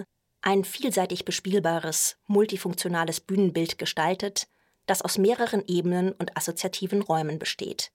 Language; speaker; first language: German; native; German